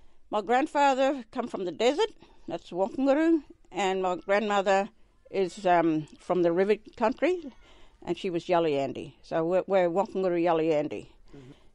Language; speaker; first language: English; native; English